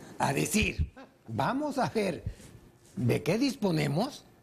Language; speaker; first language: Spanish; native; Spanish